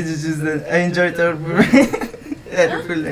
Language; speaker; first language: English; non-native, local second language; Cebuano